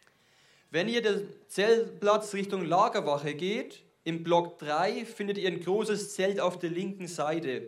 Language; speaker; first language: German; native; German